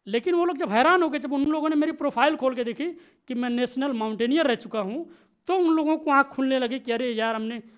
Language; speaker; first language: Hindi; native; Hindi